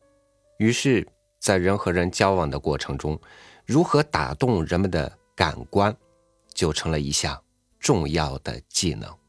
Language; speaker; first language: Chinese; native; Chinese